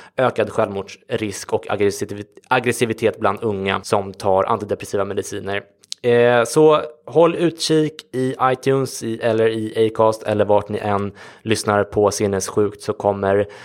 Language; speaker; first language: Swedish; native; Swedish